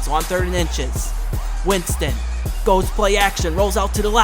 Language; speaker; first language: English; native; English